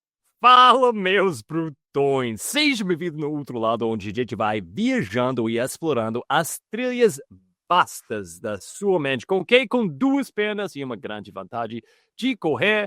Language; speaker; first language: Portuguese; non-native, fluent; English